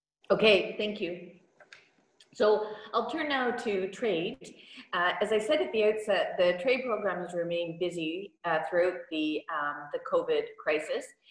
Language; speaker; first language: English; native; English